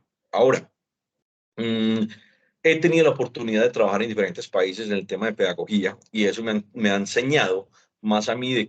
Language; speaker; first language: Spanish; native; Spanish